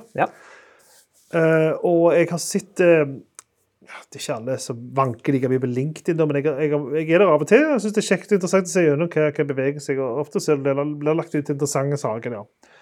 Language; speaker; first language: Norwegian; native; Norwegian